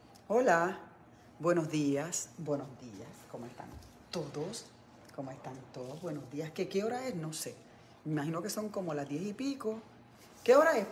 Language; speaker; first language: Spanish; native; Spanish